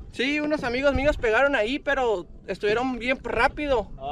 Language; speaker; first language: Spanish; native; Spanish